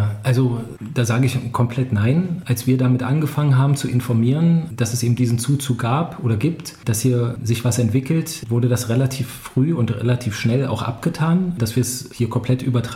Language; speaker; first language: German; native; German